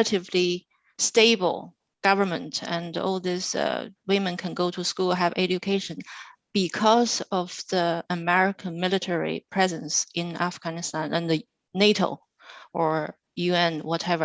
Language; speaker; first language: English; non-native, fluent; Chinese